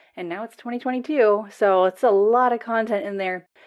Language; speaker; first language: English; native; English